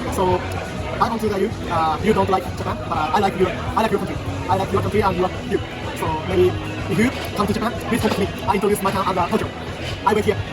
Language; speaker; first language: English; non-native, learner; Japanese